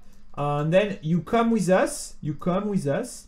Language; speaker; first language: English; non-native, fluent; French